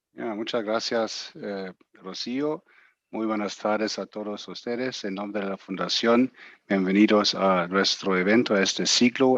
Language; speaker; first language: Spanish; non-native, fluent; German